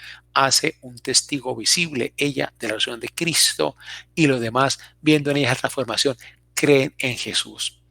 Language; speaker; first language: Spanish; native; Spanish